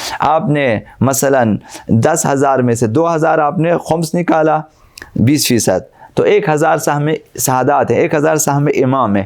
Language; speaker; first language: Urdu; non-native, local second language; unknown